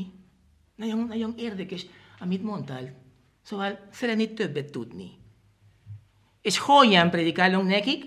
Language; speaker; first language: Hungarian; non-native, learner; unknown